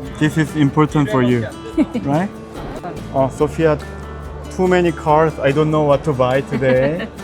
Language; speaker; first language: English; non-native, learner; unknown